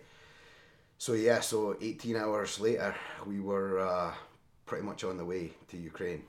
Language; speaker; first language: English; native; English